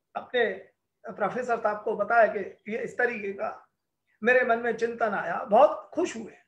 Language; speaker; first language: Hindi; native; Hindi